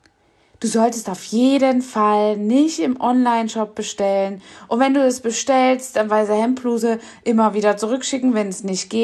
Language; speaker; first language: German; native; German